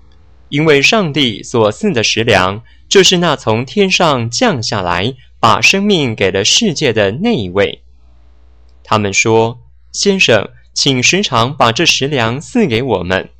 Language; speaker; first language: Chinese; native; Chinese